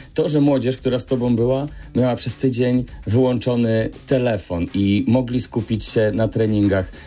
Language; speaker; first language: Polish; native; Polish